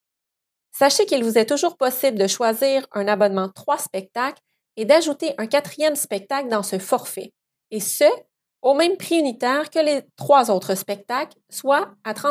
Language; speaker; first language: French; native; French